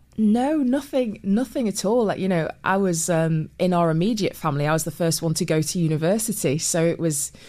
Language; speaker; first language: English; native; English